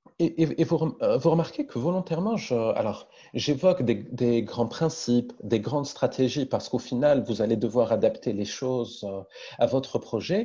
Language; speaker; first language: French; native; French